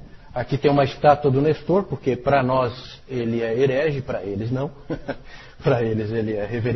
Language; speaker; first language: Portuguese; native; Portuguese